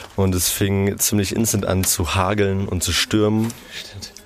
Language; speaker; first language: German; non-native, fluent; French